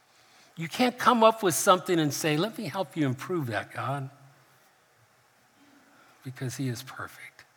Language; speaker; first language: English; native; English